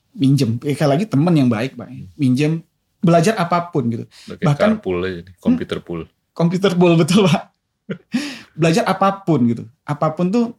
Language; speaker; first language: Indonesian; native; Indonesian